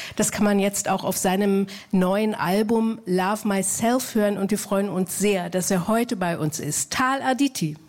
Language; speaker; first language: German; native; German